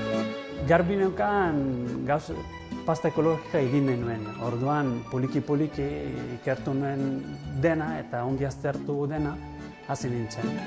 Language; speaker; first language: Basque; non-native, learner; Italian